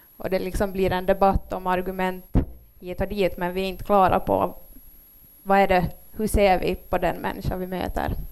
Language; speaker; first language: Swedish; native; Swedish